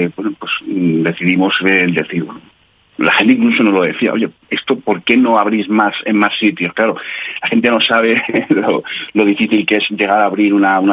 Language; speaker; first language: Spanish; native; Spanish